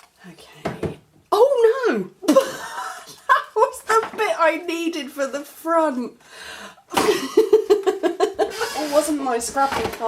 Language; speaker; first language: English; native; English